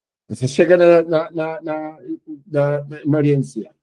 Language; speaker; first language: Portuguese; non-native, learner; English